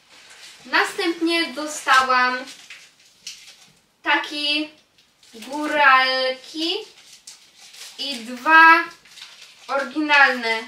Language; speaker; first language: Polish; early bilingual, heritage; Polish